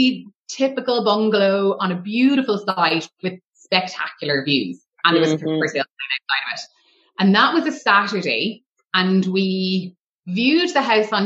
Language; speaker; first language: English; native; English